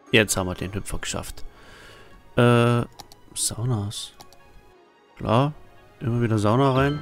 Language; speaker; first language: German; native; German